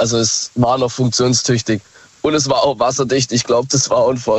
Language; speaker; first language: German; native; German